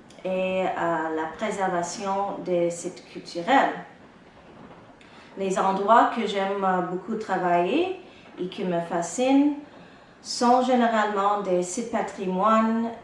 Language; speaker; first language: French; non-native, local second language; English